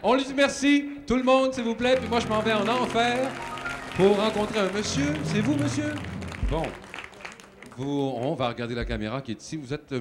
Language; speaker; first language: French; native; French